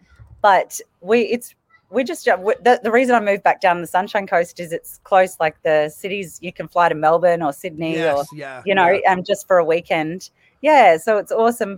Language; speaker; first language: English; native; English